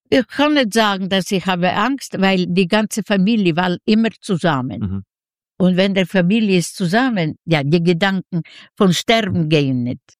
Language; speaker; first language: German; non-native, learner; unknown